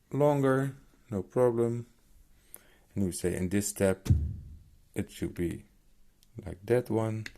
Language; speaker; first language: English; non-native, fluent; Dutch